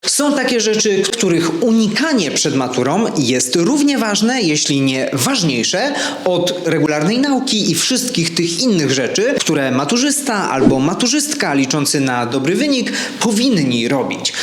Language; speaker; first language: Polish; native; Polish